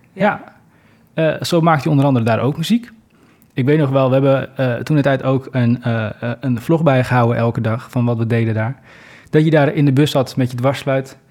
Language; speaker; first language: Dutch; native; Dutch